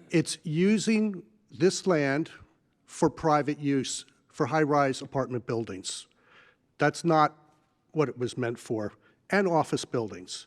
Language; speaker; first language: English; native; English